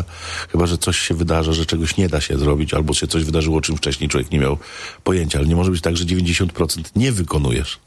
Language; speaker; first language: Polish; native; Polish